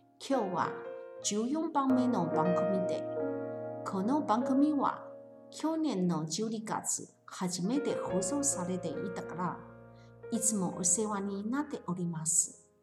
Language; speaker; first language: Japanese; non-native, learner; Chinese